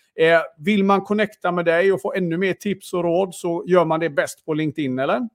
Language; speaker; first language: Swedish; native; Swedish